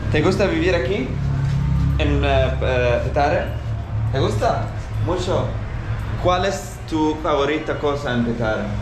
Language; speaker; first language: Spanish; non-native, learner; Arabic